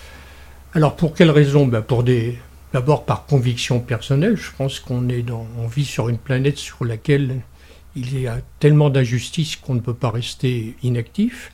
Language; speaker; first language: French; native; French